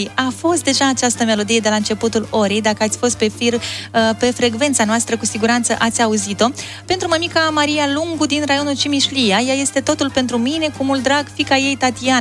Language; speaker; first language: Romanian; native; Romanian